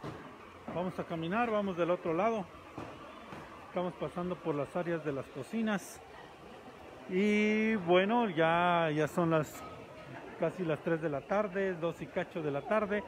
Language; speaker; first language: Spanish; native; Spanish